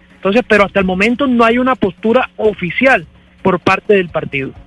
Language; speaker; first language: Spanish; native; Spanish